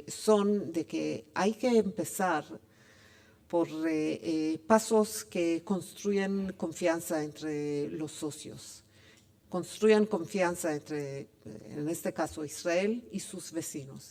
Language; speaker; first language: Spanish; non-native, fluent; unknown